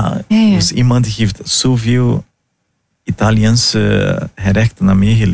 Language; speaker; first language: Dutch; non-native, learner; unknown